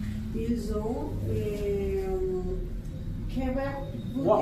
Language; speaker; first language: French; non-native, learner; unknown